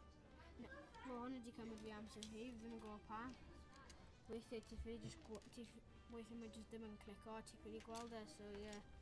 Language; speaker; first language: Welsh; non-native, local second language; English